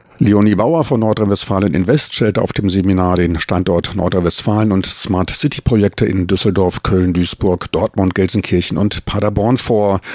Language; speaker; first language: German; native; German